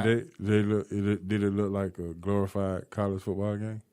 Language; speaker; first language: English; native; English